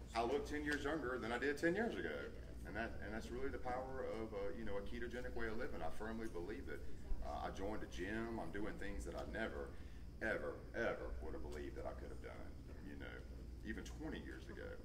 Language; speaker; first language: English; native; English